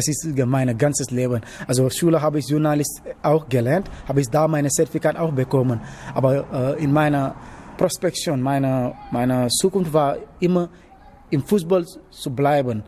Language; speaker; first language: German; non-native, learner; Wolof